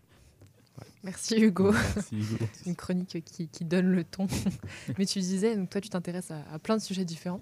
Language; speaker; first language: French; native; French